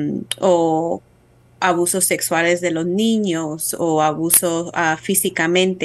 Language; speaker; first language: Spanish; early bilingual, heritage; Spanish